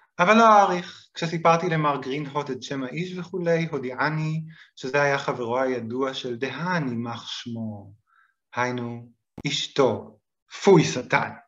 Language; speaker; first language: Hebrew; native; Hebrew